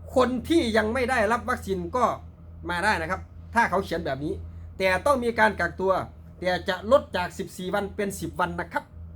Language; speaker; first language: Thai; native; Thai